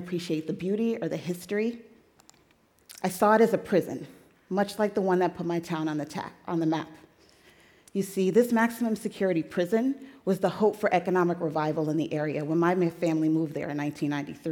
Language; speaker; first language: English; native; English